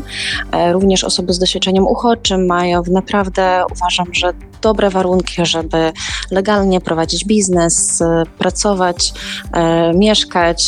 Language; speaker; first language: Polish; non-native, fluent; Ukrainian